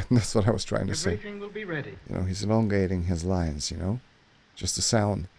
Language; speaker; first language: English; non-native, fluent; Hungarian